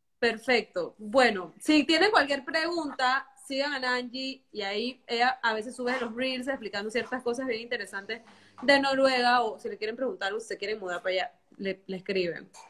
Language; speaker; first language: Spanish; native; Spanish